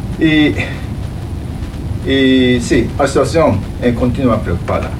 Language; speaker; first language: Portuguese; non-native, fluent; Japanese